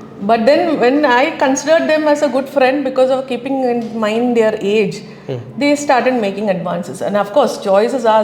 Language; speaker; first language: English; non-native, local second language; Malayalam